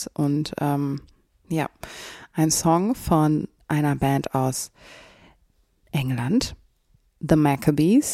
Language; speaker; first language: German; native; German